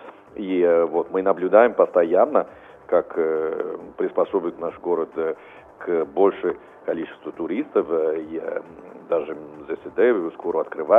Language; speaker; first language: Russian; non-native, fluent; Italian